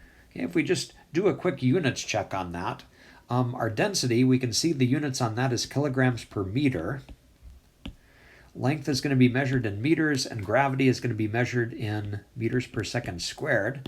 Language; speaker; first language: English; native; English